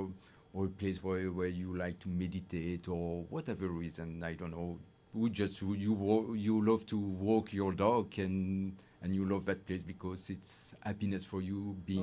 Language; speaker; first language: English; non-native, learner; French